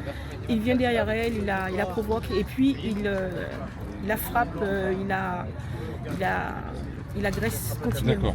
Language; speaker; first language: French; native; French